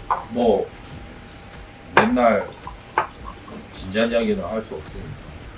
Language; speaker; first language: Korean; native; Korean